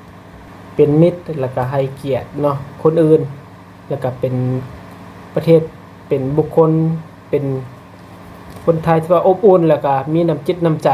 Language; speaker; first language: Thai; non-native, local second language; Lao